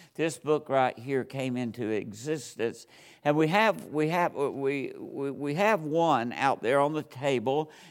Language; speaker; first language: English; native; English